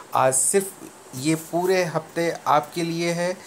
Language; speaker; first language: Hindi; native; Hindi